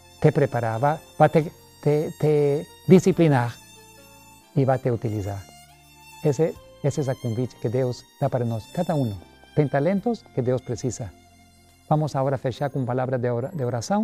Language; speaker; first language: Portuguese; non-native, learner; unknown